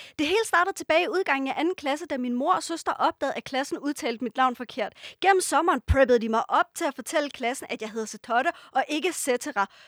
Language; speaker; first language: Danish; early bilingual, other home language; Persian